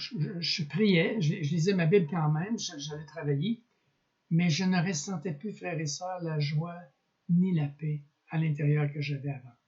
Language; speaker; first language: French; native; French